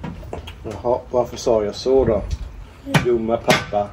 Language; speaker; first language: Swedish; early bilingual, other home language; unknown